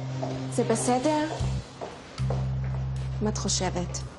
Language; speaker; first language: Hebrew; non-native, fluent; English